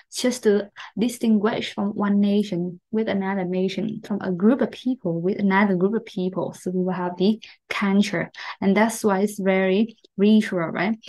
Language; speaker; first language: English; non-native, fluent; Vietnamese